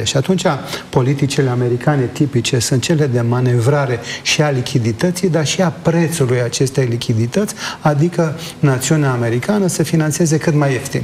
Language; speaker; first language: Romanian; native; Romanian